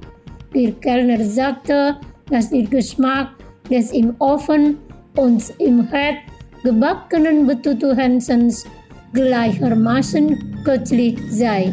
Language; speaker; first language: German; non-native, fluent; Indonesian